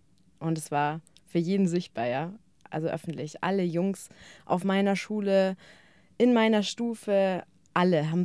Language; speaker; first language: German; native; German